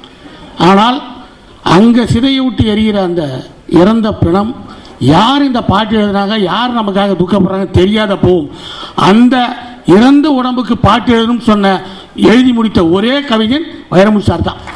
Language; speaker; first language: Tamil; native; Tamil